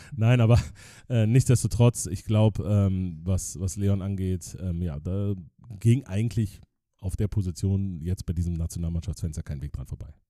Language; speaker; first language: German; native; German